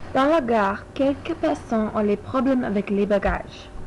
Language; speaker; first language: French; non-native, learner; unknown